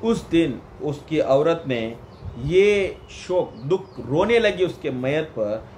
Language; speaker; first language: Hindi; non-native, local second language; Kannada